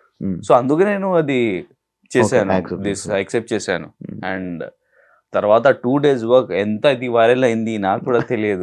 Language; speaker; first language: Telugu; non-native, learner; Hindi